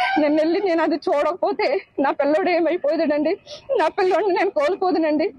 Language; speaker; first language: Telugu; native; Telugu